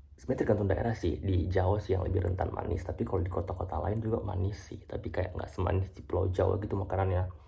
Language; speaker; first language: Indonesian; native; Indonesian